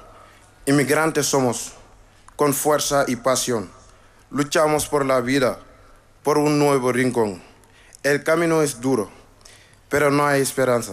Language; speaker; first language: Spanish; non-native, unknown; Wolof